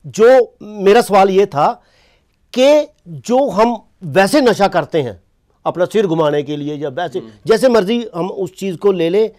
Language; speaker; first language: Hindi; non-native, local second language; Punjabi